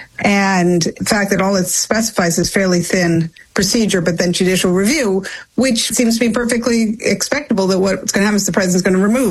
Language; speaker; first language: English; native; English